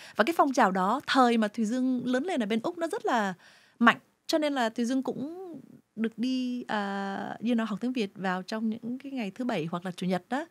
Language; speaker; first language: Vietnamese; early bilingual, heritage; Vietnamese